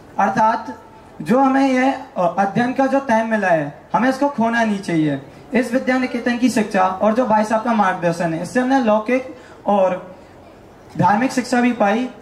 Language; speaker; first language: Hindi; native; Hindi